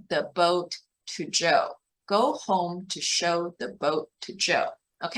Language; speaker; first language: English; non-native, fluent; Chinese